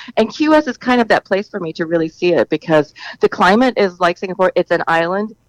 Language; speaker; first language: English; native; English